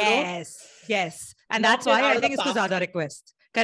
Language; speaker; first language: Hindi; native; Hindi